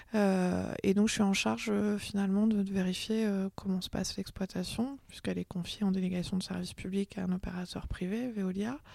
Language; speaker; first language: French; native; French